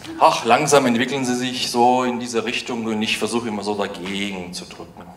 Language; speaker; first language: German; early bilingual, other home language; Polish